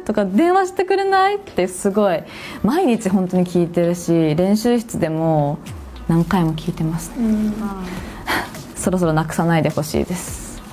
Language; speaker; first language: Japanese; native; Japanese